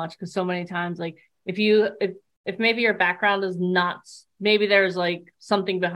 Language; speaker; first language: English; native; English